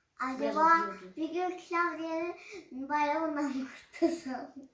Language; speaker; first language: Turkish; early bilingual, other home language; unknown